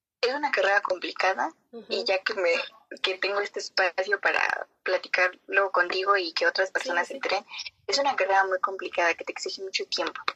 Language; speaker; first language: Spanish; native; Spanish